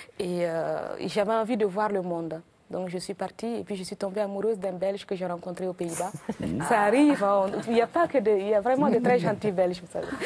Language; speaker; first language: French; non-native, local second language; Mossi